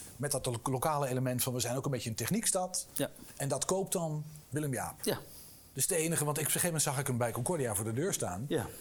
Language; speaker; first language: Dutch; native; Dutch